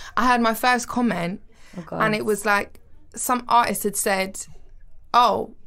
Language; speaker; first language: English; native; English